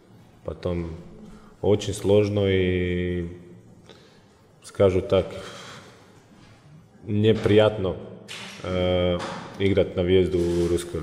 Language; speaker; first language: Russian; non-native, fluent; Croatian